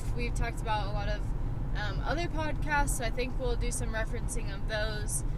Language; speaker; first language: English; native; English